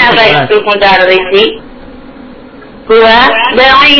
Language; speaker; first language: Arabic; non-native, learner; Indonesian